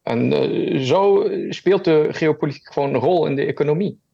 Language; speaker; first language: Dutch; early bilingual, heritage; German